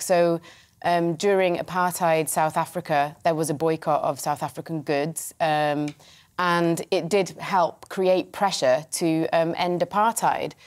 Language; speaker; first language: English; native; English